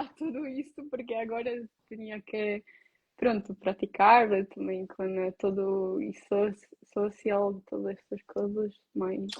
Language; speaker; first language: Portuguese; non-native, learner; Italian